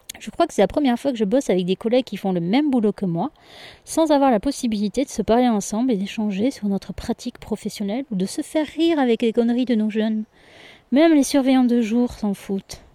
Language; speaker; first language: French; native; French